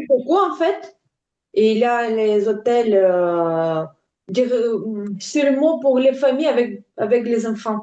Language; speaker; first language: French; non-native, learner; Ukrainian